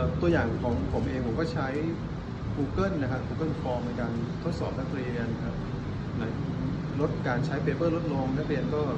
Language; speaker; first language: Thai; native; Thai